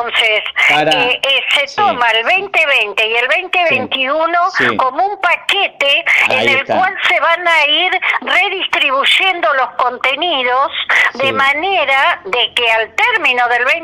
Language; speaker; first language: Spanish; native; Spanish